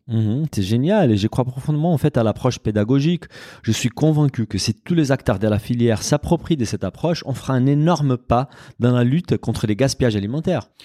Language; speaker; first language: French; non-native, fluent; Portuguese